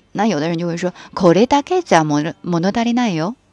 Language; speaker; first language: Japanese; non-native, fluent; Chinese